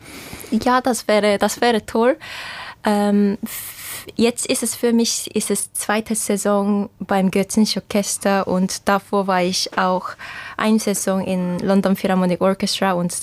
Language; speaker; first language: German; non-native, fluent; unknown